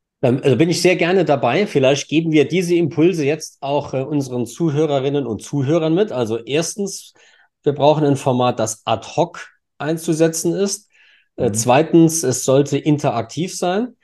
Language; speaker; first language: German; native; German